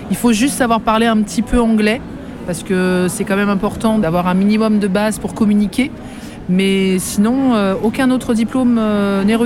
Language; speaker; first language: French; native; French